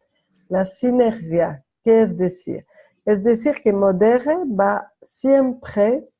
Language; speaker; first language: Spanish; non-native, learner; French